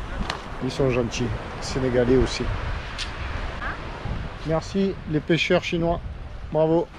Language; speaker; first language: French; native; French